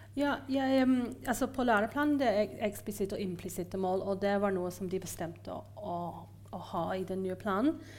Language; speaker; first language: Norwegian; non-native, fluent; English